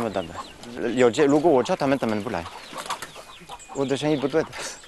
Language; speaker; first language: Chinese; non-native, learner; French